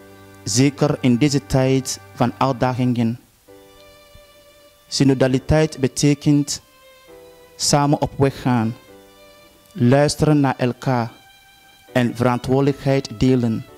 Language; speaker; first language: Dutch; non-native, fluent; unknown